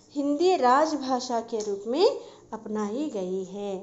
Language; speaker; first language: Hindi; non-native, local second language; Telugu